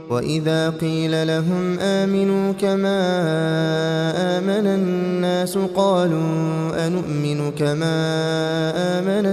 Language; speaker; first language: Arabic; native; Arabic